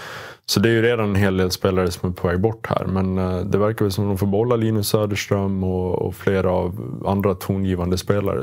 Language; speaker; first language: Swedish; native; Swedish